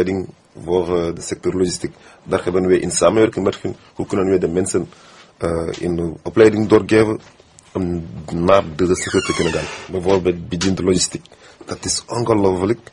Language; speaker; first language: Dutch; non-native, fluent; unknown